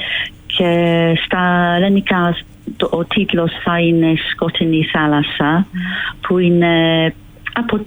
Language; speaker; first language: Greek; non-native, fluent; English